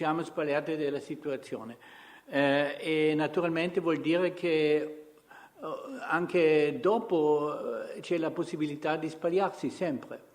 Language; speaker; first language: Italian; non-native, fluent; German